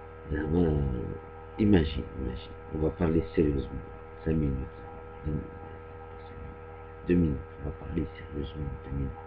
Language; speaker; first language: French; non-native, local second language; Arabic